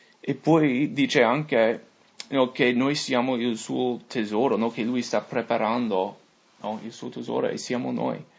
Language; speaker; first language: Italian; non-native, fluent; English